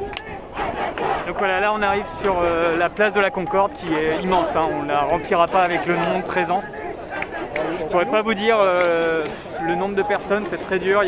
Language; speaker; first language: French; native; French